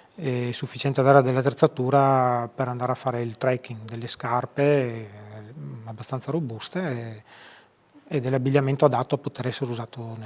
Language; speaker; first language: Italian; native; Italian